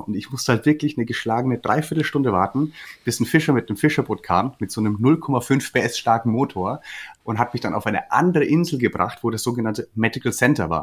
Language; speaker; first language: German; native; German